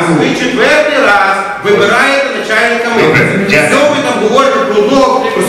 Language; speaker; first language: Ukrainian; native; Ukrainian